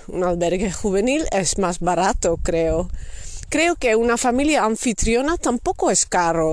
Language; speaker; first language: Spanish; non-native, fluent; Dutch